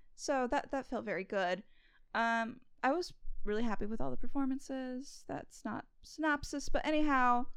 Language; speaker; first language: English; native; English